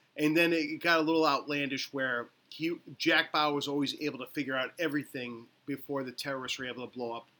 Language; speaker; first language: English; native; English